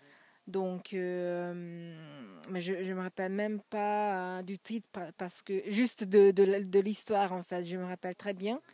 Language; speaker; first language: French; non-native, fluent; Hungarian